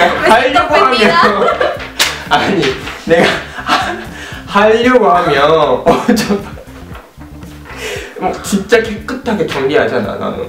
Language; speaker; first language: Korean; non-native, fluent; Japanese